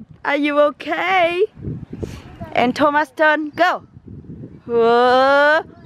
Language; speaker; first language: English; non-native, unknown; Vietnamese